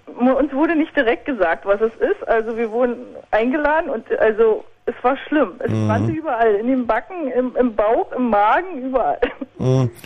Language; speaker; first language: German; non-native, fluent; Polish